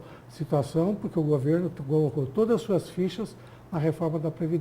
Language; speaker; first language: Portuguese; native; Portuguese